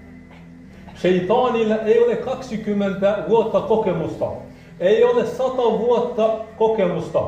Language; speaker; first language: Finnish; non-native, fluent; Arabic